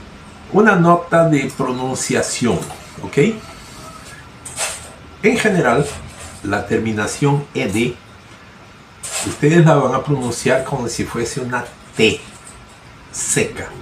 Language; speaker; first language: Spanish; non-native, fluent; Portuguese